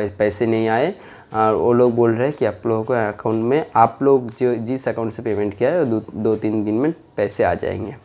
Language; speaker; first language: Hindi; non-native, local second language; Bangla